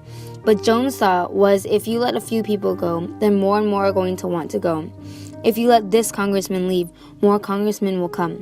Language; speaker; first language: English; native; English